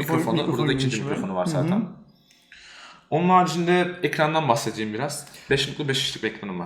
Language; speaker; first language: Turkish; native; Turkish